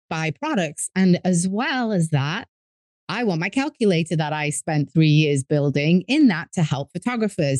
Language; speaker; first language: English; native; English